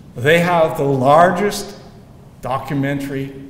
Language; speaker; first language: English; early bilingual, other home language; Ukrainian